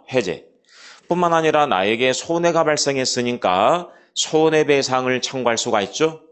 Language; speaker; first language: Korean; native; Korean